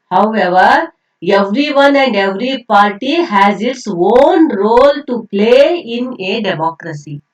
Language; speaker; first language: English; non-native, local second language; Kannada